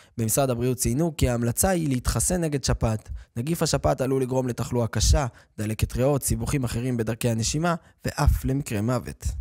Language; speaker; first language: Hebrew; native; Hebrew